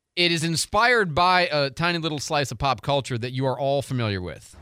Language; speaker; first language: English; native; English